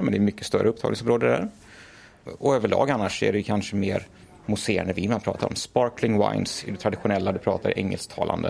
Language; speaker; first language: Swedish; native; Swedish